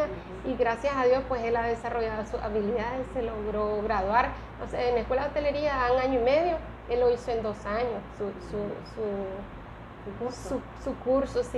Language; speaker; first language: Spanish; native; Spanish